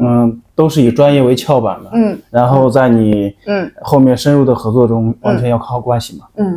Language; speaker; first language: Chinese; native; Chinese